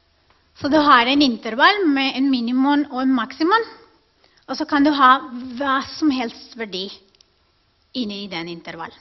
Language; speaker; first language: Norwegian; non-native, fluent; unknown